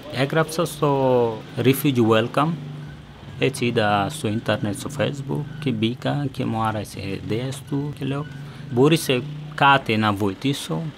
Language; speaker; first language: Greek; non-native, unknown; Persian